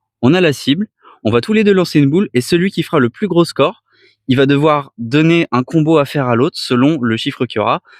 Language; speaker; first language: French; native; French